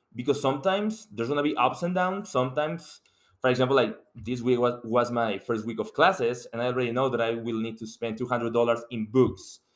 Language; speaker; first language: English; non-native, fluent; Spanish